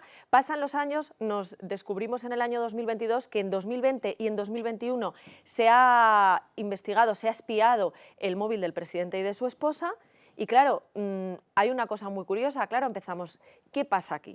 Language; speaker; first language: Spanish; native; Spanish